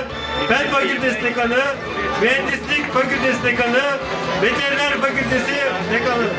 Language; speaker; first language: Turkish; native; Turkish